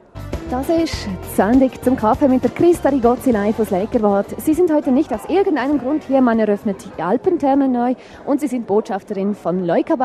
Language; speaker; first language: German; native; German